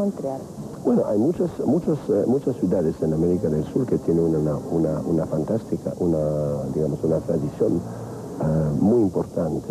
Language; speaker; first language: Spanish; non-native, fluent; French